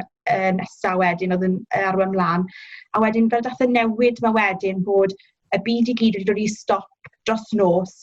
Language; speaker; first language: Welsh; native; Welsh